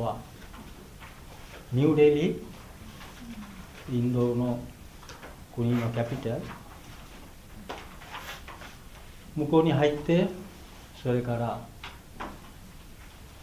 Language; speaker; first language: Japanese; non-native, fluent; Bangla